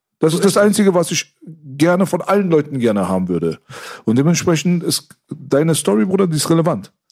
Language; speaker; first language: German; native; German